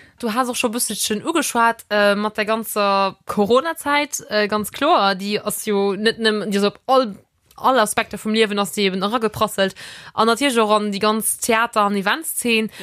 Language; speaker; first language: Luxembourgish; native; Luxembourgish